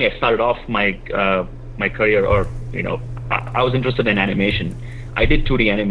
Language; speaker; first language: English; non-native, local second language; Malayalam